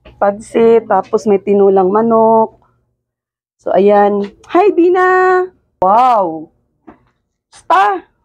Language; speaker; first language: Filipino; non-native, local second language; Cebuano